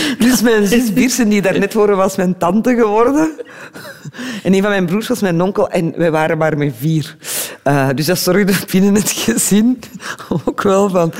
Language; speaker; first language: Dutch; early bilingual, other home language; Turkish